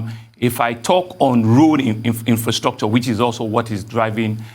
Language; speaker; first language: English; non-native, local second language; Yoruba